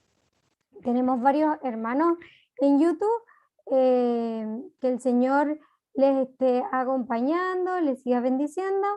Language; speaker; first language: Spanish; native; Spanish